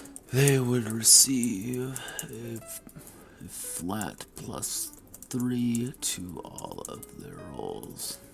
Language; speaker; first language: English; native; English